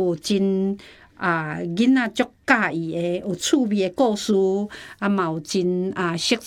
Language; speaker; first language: Chinese; non-native, local second language; Min Nan Chinese